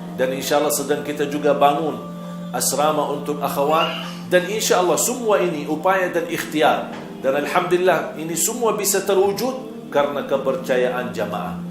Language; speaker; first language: Malay; non-native, fluent; Arabic